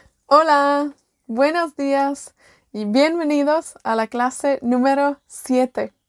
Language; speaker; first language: Spanish; non-native, fluent; Welsh